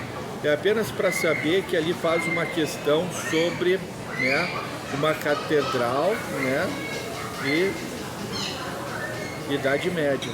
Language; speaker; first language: Portuguese; native; Portuguese